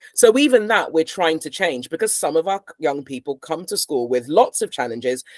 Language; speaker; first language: English; native; English